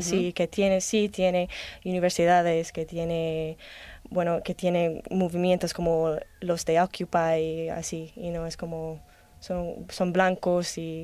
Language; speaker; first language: Spanish; non-native, learner; English